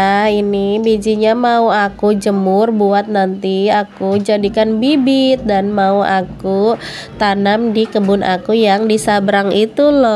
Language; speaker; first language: Indonesian; native; Indonesian